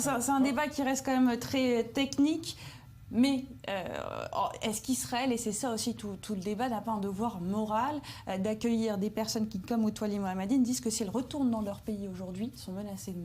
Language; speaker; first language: French; native; French